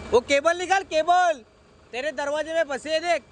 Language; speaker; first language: Hindi; non-native, local second language; Marathi